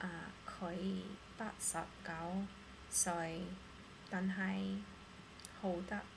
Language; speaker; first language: Chinese; non-native, learner; English